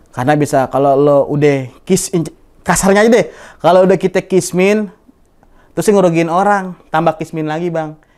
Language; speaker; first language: Indonesian; native; Indonesian